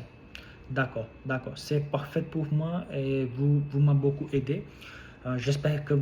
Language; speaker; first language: French; non-native, learner; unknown